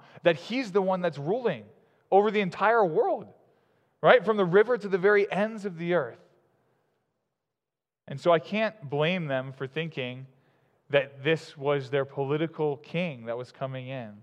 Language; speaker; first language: English; native; English